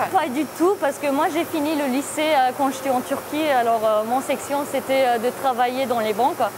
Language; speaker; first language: French; non-native, fluent; Turkish